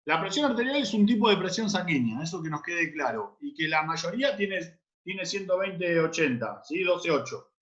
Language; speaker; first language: Spanish; native; Spanish